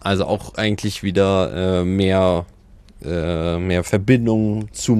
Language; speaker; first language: German; native; German